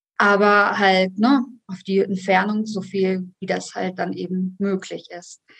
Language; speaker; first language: German; early bilingual, other home language; Russian